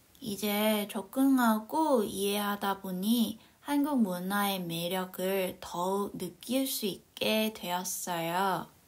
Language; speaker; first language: Korean; non-native, fluent; Cantonese